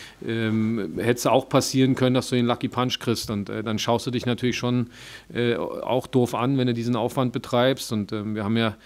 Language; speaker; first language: German; native; German